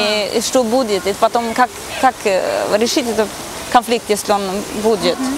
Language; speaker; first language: Russian; non-native, fluent; Swedish